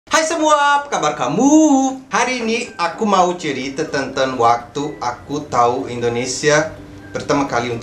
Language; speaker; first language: Indonesian; non-native, fluent; Portuguese